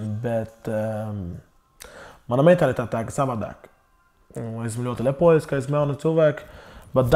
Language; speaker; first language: Latvian; non-native, learner; Portuguese